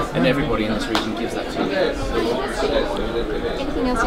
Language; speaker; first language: English; native; English